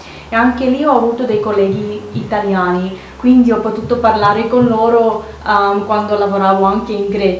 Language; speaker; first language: Italian; non-native, fluent; Russian